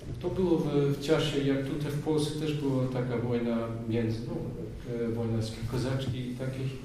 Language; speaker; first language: Polish; non-native, learner; Dutch